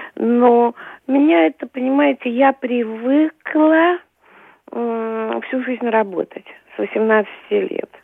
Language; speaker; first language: Russian; native; Russian